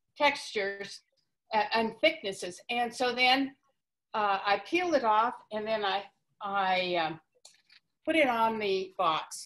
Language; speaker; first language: English; native; English